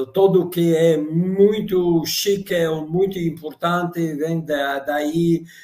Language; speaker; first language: Portuguese; non-native, fluent; Russian